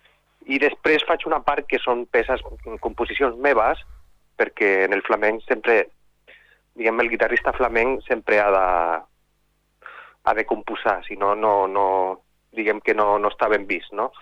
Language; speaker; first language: Catalan; non-native, local second language; Spanish